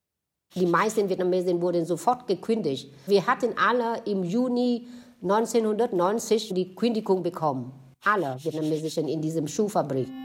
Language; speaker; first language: German; non-native, fluent; Vietnamese